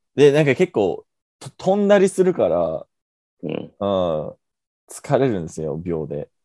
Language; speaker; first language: Japanese; non-native, fluent; English